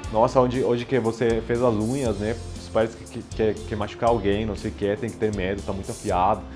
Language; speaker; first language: Portuguese; non-native, fluent; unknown